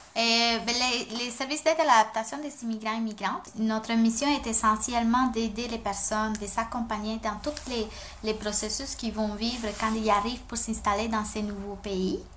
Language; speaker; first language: French; non-native, fluent; Spanish